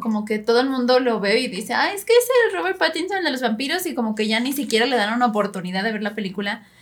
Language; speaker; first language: Spanish; native; Spanish